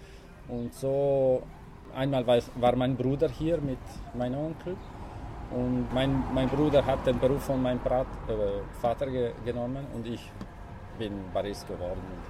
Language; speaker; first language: German; non-native, local second language; Italian